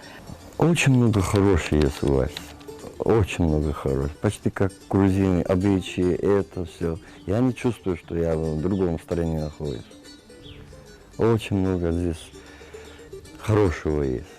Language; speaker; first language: Russian; non-native, local second language; Georgian